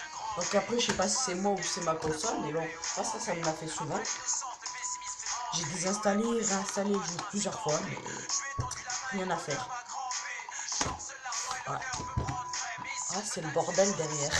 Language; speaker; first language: French; native; French